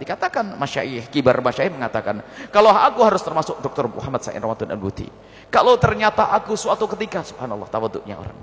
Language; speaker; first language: Indonesian; native; Indonesian